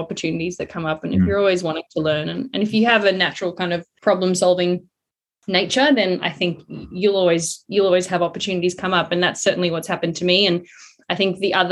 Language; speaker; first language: English; native; English